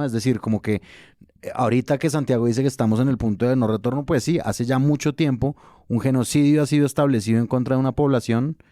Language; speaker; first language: Spanish; native; Spanish